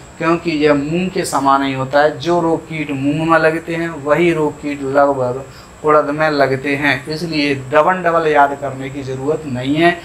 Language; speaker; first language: Hindi; native; Hindi